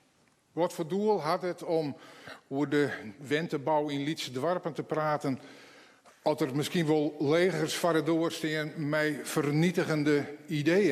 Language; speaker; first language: Dutch; non-native, local second language; Western Frisian